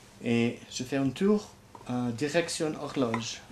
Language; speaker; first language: French; non-native, learner; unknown